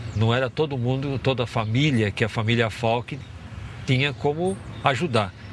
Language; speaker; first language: Portuguese; native; Portuguese